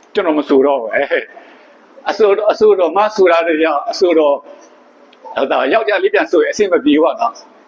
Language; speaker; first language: Burmese; non-native, local second language; S'gaw Karen